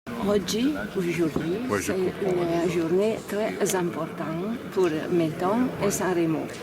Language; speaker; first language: French; non-native, learner; Italian